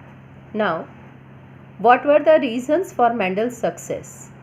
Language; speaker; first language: English; non-native, local second language; Gujarati